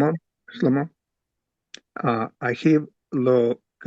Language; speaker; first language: Hebrew; non-native, learner; English